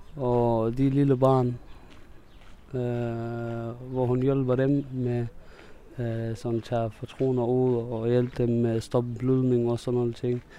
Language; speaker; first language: Danish; non-native, fluent; Arabic